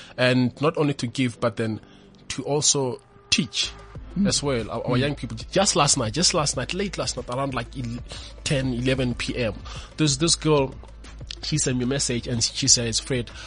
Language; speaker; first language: English; non-native, local second language; Northern Sotho